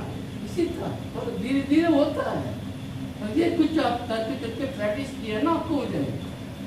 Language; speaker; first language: Hindi; non-native, local second language; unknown